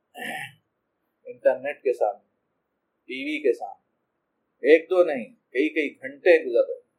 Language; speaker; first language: Urdu; native; Urdu